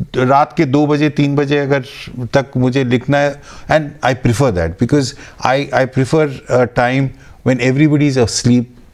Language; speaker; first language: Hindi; non-native, local second language; Bangla